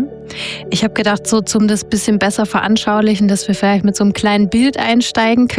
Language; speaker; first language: German; native; German